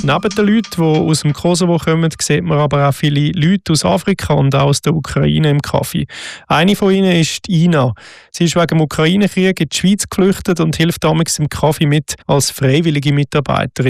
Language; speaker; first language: German; native; German